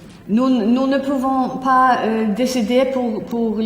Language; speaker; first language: French; non-native, fluent; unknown